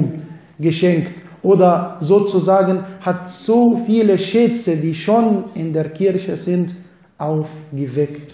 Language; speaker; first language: German; non-native, fluent; Arabic